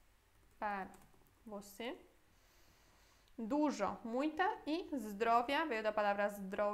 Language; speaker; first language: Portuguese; non-native, fluent; Polish